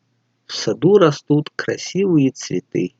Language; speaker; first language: Russian; non-native, fluent; Tajik